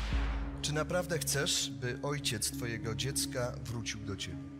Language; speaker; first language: Polish; native; Polish